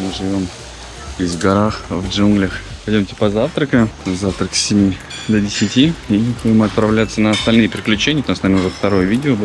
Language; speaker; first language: Russian; native; Russian